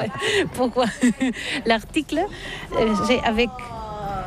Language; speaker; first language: French; non-native, learner; Catalan